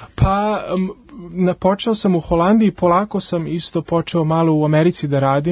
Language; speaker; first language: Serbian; early bilingual, heritage; Serbian